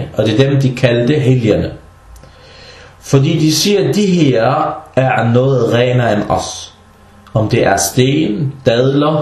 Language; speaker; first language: Danish; non-native, fluent; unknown